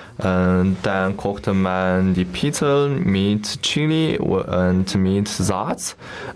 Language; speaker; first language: German; non-native, learner; Chinese